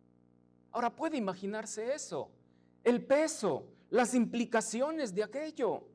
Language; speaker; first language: Spanish; native; Spanish